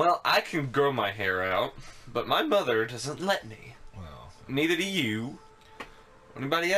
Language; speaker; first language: English; native; English